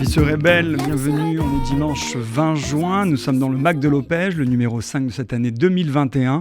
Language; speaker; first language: French; native; French